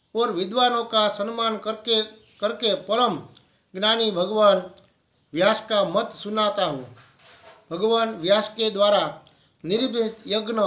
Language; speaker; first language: Hindi; non-native, local second language; Gujarati